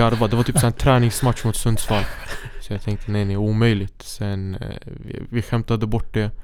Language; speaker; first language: Swedish; early bilingual, other home language; Syriac